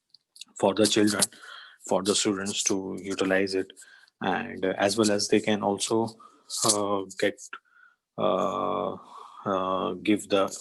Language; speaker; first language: English; non-native, learner; Urdu